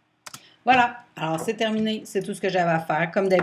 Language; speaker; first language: French; native; French